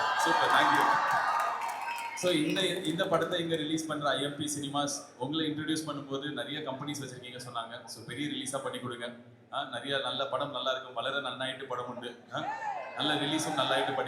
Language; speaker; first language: Tamil; native; Tamil